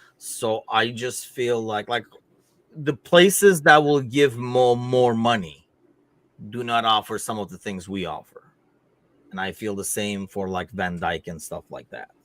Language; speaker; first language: English; native; English